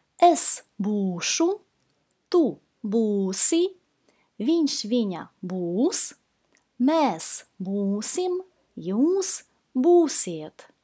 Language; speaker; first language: Latvian; non-native, local second language; Russian